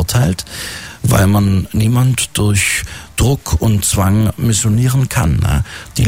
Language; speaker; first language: German; native; German